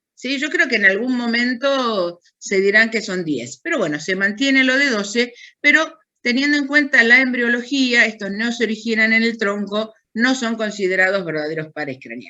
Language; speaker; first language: Spanish; native; Spanish